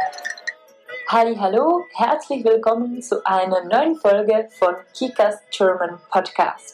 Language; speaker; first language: German; non-native, fluent; Czech